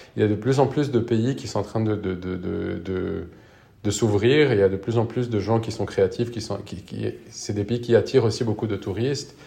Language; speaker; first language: French; non-native, local second language; Arabic